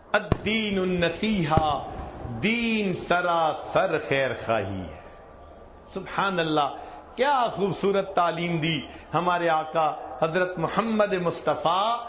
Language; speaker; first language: Urdu; non-native, local second language; Punjabi